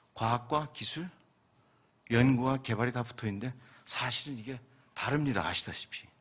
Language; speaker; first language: Korean; native; Korean